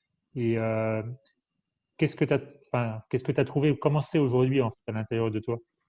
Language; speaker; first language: French; native; French